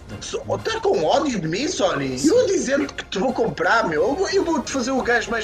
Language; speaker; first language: Portuguese; native; Portuguese